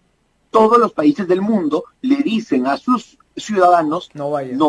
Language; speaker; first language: Spanish; native; Spanish